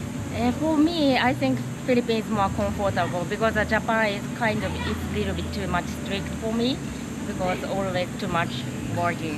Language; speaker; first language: English; non-native, learner; Japanese